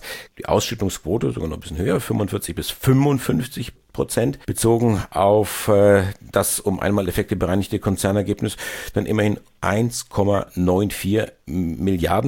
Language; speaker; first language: German; native; German